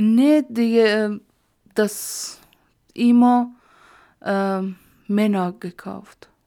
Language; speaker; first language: German; non-native, learner; Persian